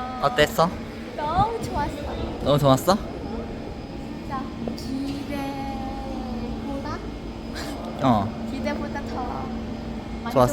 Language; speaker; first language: Korean; non-native, fluent; Lao